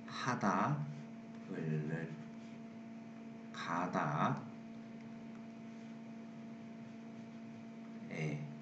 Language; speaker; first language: Korean; non-native, fluent; Vietnamese